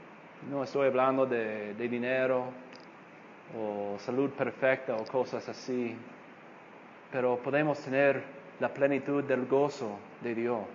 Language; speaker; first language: Spanish; non-native, fluent; English